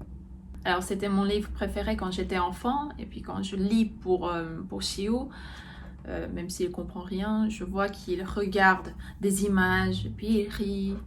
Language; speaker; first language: French; non-native, fluent; Korean